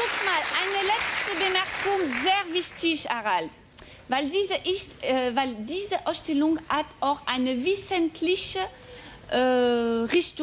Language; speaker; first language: German; non-native, fluent; French